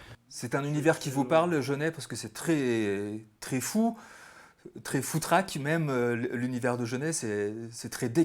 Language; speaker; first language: French; native; French